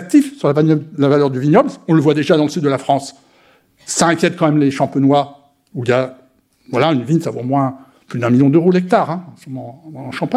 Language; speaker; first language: French; native; French